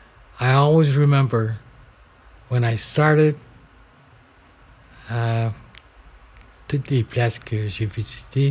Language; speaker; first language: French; non-native, local second language; English